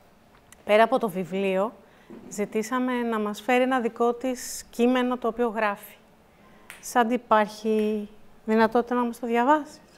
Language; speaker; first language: Greek; native; Greek